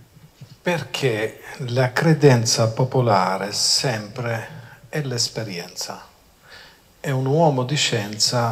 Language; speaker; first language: Italian; non-native, fluent; Albanian